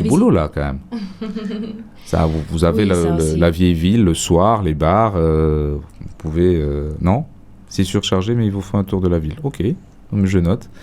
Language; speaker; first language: French; native; French